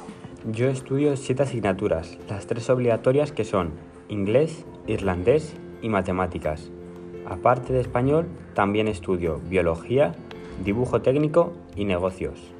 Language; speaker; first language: Spanish; non-native, learner; English